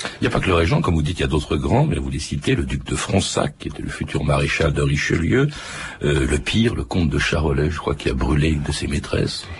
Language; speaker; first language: French; native; French